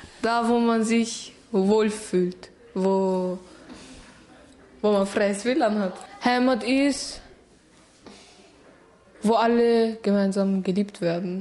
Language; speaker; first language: German; early bilingual, other home language; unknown